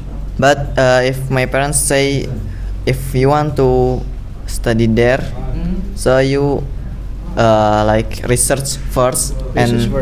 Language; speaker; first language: English; non-native, learner; Indonesian